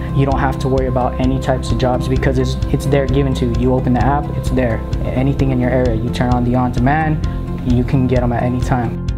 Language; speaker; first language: English; native; English